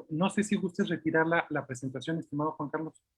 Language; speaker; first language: Spanish; native; Spanish